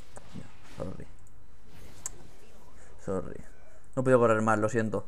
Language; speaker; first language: Spanish; native; Spanish